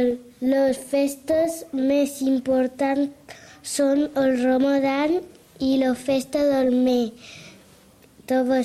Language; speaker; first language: Catalan; early bilingual, other home language; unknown